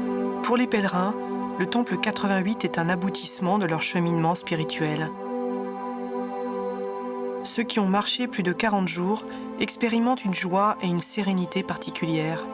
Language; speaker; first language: French; native; French